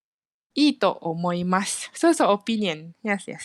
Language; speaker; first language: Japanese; non-native, fluent; Malay